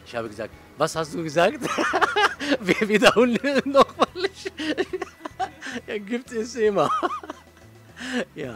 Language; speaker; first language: German; non-native, learner; Arabic